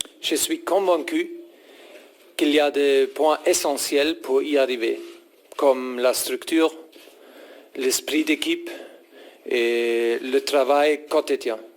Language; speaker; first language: French; non-native, fluent; German